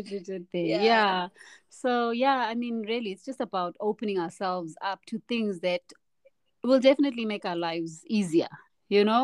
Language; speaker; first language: English; non-native, local second language; Xhosa